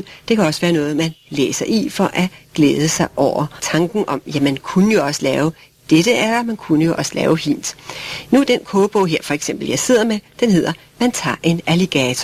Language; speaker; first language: Danish; native; Danish